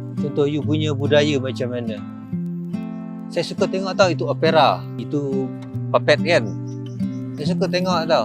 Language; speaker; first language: Malay; non-native, local second language; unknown